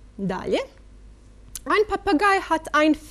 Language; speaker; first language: German; non-native, fluent; Bosnian